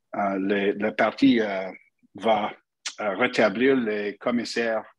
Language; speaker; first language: French; non-native, learner; English